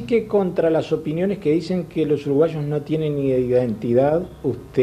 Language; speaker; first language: Spanish; native; Spanish